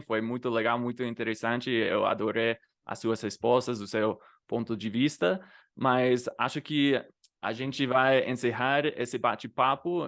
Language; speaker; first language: Portuguese; non-native, fluent; English